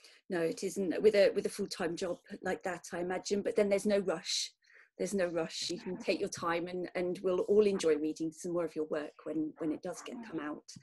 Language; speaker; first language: English; native; English